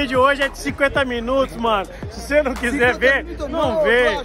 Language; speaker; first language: Portuguese; native; Portuguese